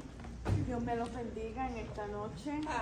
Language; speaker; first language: Spanish; native; Spanish